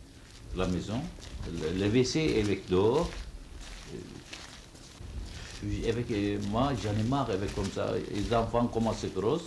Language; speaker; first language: French; non-native, local second language; Turkish